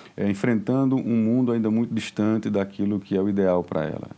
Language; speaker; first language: Portuguese; native; Portuguese